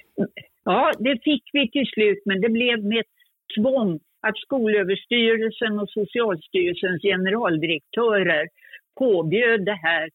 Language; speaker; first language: Swedish; native; Swedish